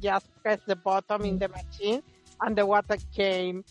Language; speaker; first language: English; non-native, fluent; Spanish